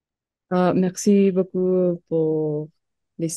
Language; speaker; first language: French; non-native, learner; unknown